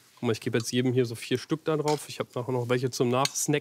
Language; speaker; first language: German; native; German